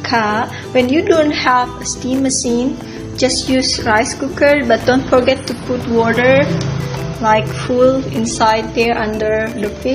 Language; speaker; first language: English; non-native, fluent; Indonesian